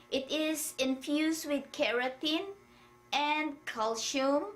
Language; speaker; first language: English; non-native, fluent; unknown